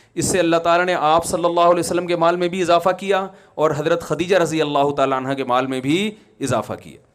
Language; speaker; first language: Urdu; native; Urdu